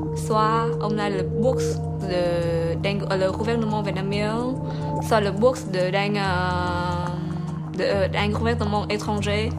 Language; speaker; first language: French; non-native, learner; Vietnamese